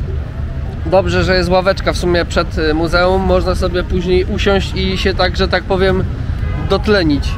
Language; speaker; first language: Polish; native; Polish